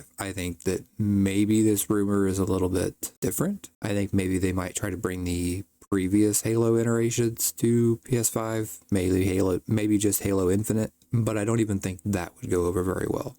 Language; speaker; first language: English; native; English